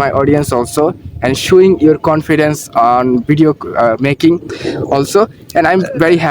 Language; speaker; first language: English; non-native, learner; Bangla